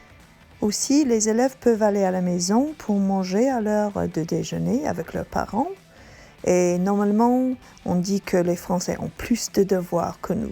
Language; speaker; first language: French; non-native, learner; English